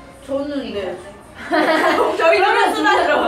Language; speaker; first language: Korean; native; Korean